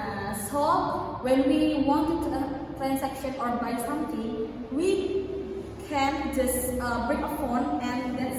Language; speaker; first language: English; non-native, learner; Indonesian